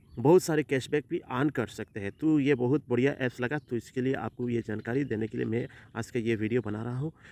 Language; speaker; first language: Hindi; non-native, local second language; Assamese